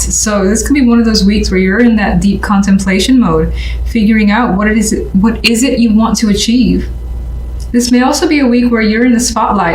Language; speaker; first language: English; native; English